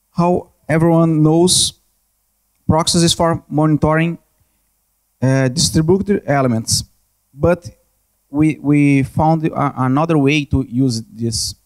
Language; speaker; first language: English; non-native, learner; Portuguese